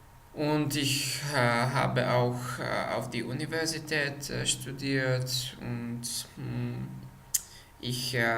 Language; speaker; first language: German; non-native, learner; Czech